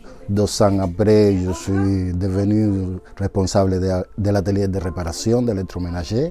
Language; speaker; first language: French; non-native, fluent; Spanish